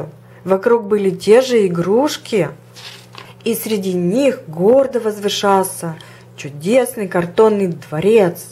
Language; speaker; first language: Russian; native; Russian